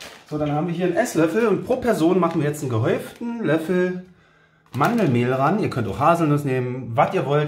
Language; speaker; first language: German; native; German